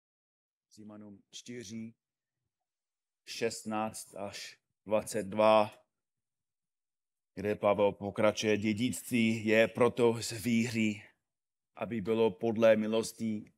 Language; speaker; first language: Czech; non-native, fluent; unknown